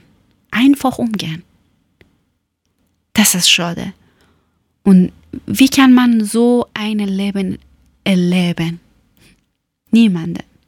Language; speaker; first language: German; non-native, learner; Persian